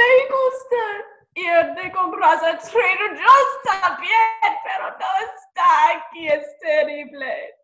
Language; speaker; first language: Spanish; non-native, learner; English